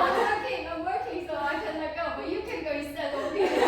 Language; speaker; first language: English; non-native, learner; Korean